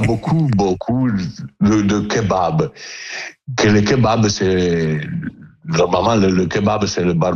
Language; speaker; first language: French; non-native, learner; Italian